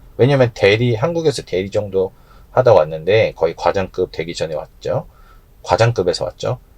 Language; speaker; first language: Korean; native; Korean